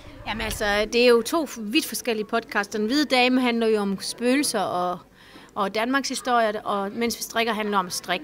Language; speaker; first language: Danish; native; Danish